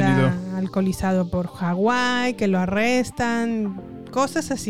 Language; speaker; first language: Spanish; native; Spanish